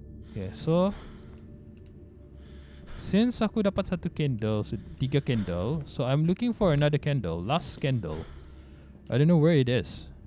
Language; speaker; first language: English; non-native, local second language; Malay